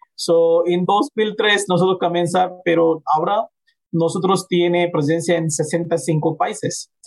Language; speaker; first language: Spanish; non-native, learner; Hindi